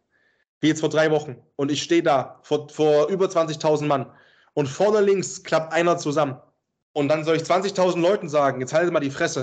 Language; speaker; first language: German; native; German